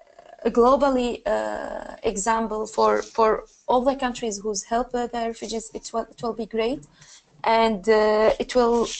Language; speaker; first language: English; non-native, learner; Arabic